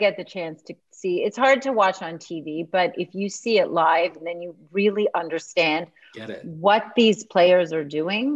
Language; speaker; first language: English; native; English